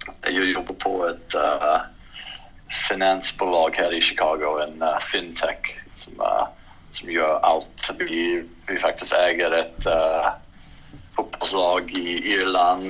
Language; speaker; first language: Swedish; non-native, fluent; English